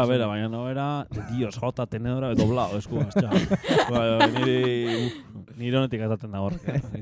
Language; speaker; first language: Basque; native; Basque